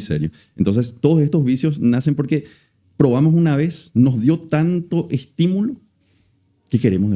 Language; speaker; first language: Spanish; native; Spanish